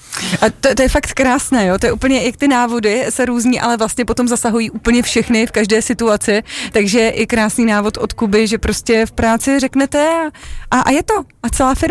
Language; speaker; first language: Czech; native; Czech